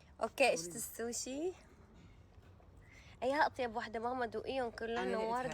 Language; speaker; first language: Arabic; native; Arabic